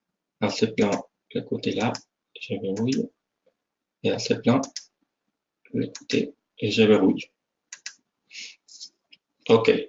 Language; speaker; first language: French; non-native, fluent; Spanish